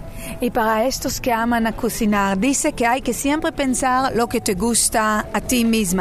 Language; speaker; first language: Spanish; non-native, fluent; Hebrew